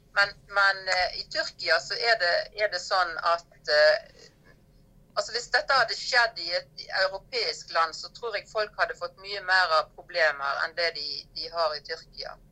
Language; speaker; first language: Norwegian; native; Norwegian